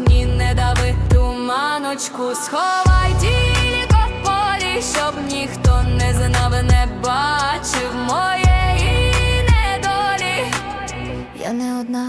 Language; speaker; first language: Ukrainian; native; Ukrainian